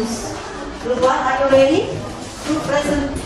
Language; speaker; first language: English; non-native, learner; Indonesian